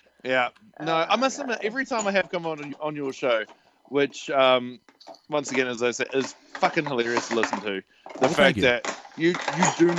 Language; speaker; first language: English; native; English